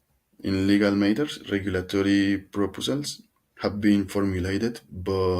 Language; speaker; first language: English; non-native, learner; Spanish